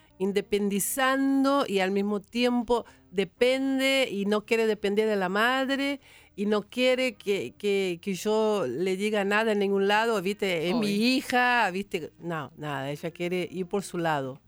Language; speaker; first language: Spanish; non-native, fluent; Portuguese